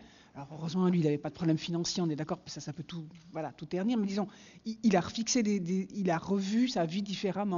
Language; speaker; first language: French; native; French